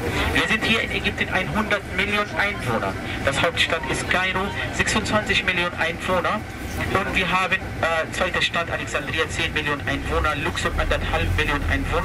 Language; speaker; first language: German; non-native, learner; Arabic